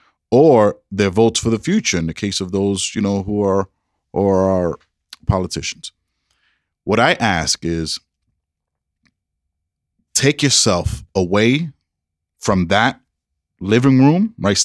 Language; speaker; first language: English; early bilingual, other home language; Spanish